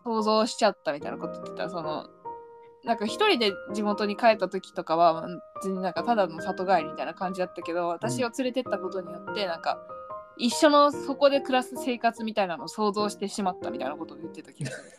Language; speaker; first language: Japanese; native; Japanese